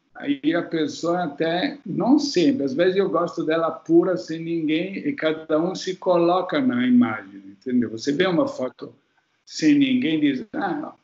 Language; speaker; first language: Portuguese; non-native, fluent; Italian